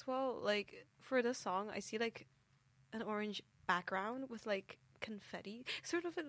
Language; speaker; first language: English; non-native, local second language; Cantonese